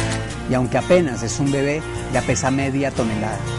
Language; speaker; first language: Spanish; native; Spanish